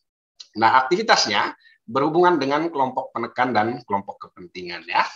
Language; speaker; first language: Indonesian; native; Indonesian